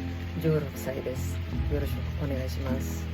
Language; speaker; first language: Japanese; non-native, fluent; Urdu